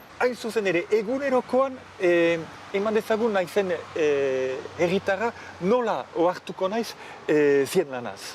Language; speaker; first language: Basque; native; Basque